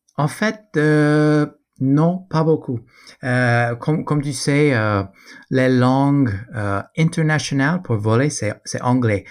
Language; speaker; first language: French; non-native, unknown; English